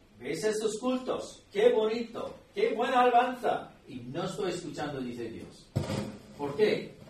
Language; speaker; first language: Spanish; non-native, fluent; English